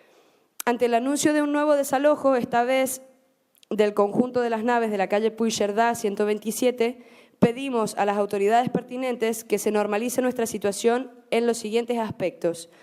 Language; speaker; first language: Spanish; native; Spanish